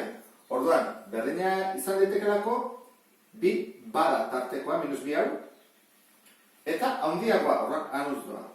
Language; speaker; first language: Basque; native; Basque